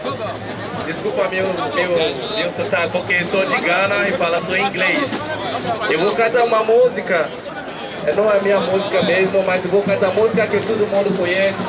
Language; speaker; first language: Portuguese; non-native, learner; English